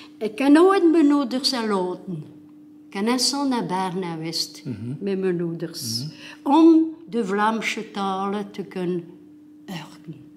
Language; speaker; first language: Dutch; non-native, local second language; French